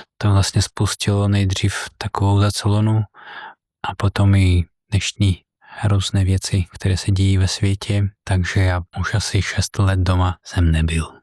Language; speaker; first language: Czech; non-native, fluent; Russian